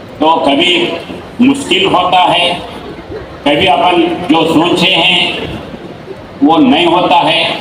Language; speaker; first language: Hindi; non-native, local second language; Telugu